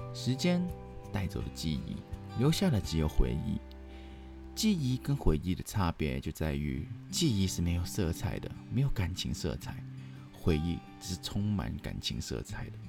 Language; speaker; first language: Chinese; non-native, local second language; Cantonese